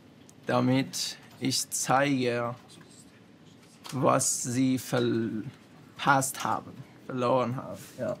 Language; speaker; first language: German; non-native, learner; Persian